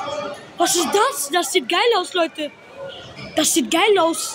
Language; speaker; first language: German; early bilingual, other home language; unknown